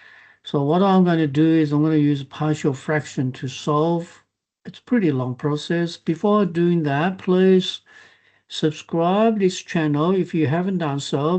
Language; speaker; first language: English; non-native, fluent; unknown